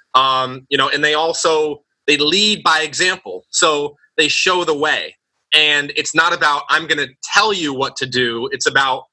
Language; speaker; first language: English; native; English